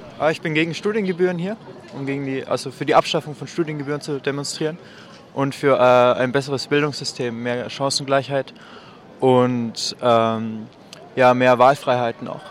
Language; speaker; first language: German; native; German